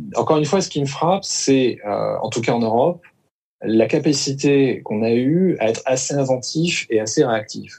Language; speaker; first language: French; native; French